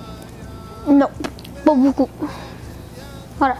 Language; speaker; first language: French; native; French